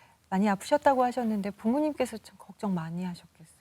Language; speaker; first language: Korean; native; Korean